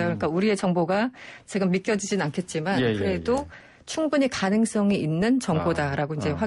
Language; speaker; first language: Korean; native; Korean